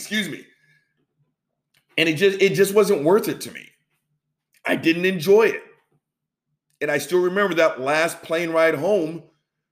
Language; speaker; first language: English; native; English